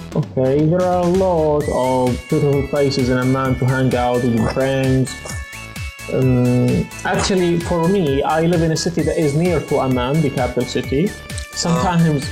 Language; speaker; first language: English; non-native, fluent; Arabic